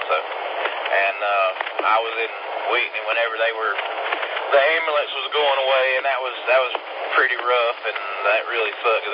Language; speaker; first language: English; native; English